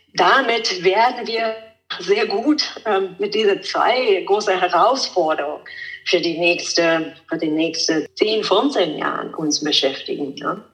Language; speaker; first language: German; non-native, fluent; Italian